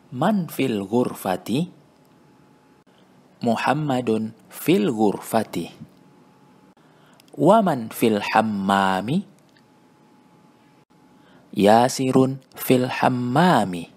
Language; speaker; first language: Arabic; non-native, fluent; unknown